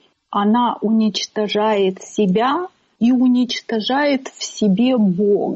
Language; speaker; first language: Russian; native; Russian